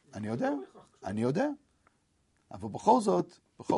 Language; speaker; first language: Hebrew; non-native, fluent; English